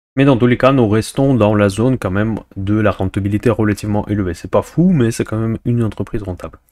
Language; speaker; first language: French; non-native, fluent; Russian